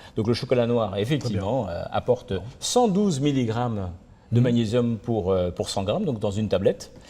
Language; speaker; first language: French; native; French